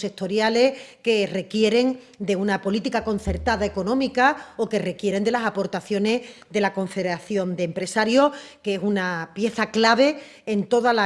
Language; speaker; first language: Spanish; native; Spanish